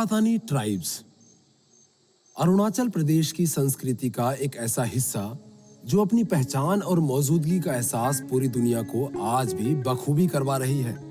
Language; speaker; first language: Hindi; native; Hindi